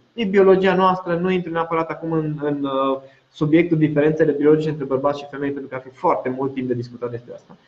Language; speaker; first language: Romanian; non-native, local second language; Hungarian